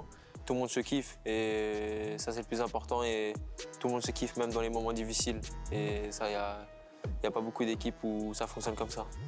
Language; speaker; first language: French; native; French